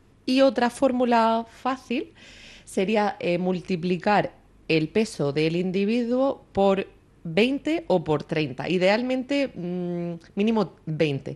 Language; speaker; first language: Spanish; native; Spanish